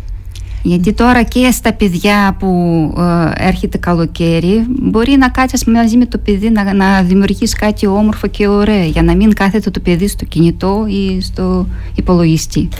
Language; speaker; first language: Greek; non-native, fluent; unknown